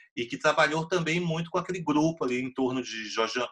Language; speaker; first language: Portuguese; native; Portuguese